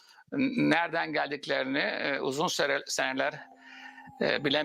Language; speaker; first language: Turkish; native; Turkish